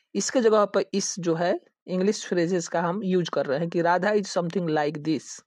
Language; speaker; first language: Hindi; native; Hindi